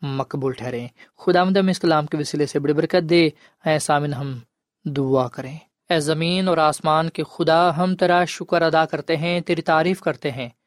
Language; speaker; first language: Urdu; non-native, local second language; Punjabi